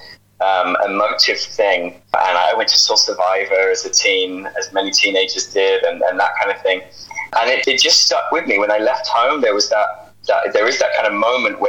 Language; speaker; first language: English; native; English